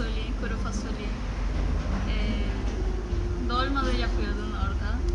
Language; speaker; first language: Turkish; non-native, learner; Spanish